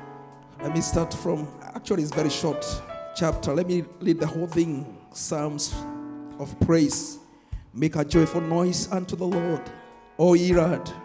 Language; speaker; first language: English; non-native, local second language; Swahili